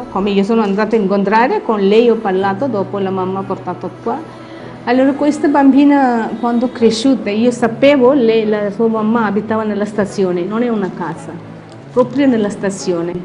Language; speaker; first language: Italian; non-native, learner; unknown